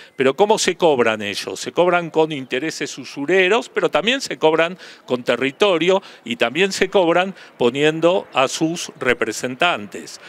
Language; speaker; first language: Spanish; native; Spanish